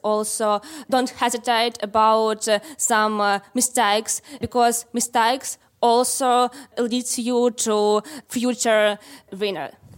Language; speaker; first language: English; non-native, learner; Ukrainian